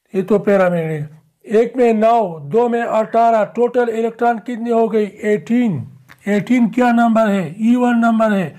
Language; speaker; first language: Urdu; non-native, local second language; Pashto